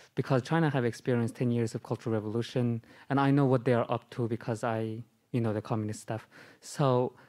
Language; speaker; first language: English; non-native, learner; Chinese